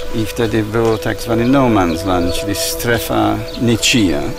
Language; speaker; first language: Polish; non-native, fluent; English